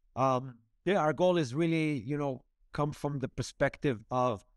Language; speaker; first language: English; non-native, fluent; Hebrew